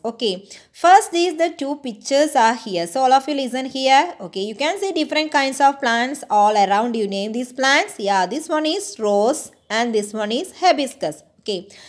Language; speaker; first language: English; non-native, local second language; Malayalam